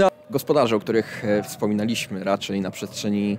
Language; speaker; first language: Polish; native; Polish